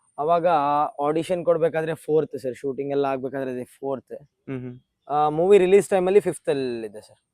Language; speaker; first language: Kannada; native; Kannada